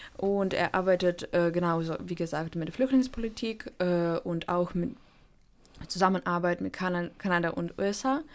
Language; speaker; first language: German; non-native, fluent; Ukrainian